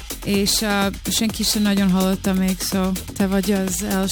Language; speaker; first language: Hungarian; early bilingual, heritage; English